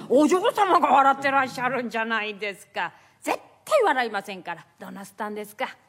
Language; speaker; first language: Japanese; native; Japanese